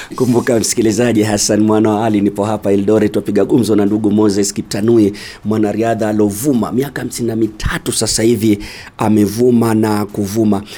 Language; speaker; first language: Swahili; native; Swahili